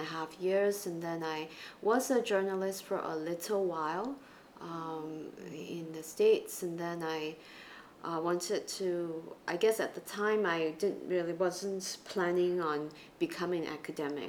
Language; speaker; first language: English; non-native, local second language; Chinese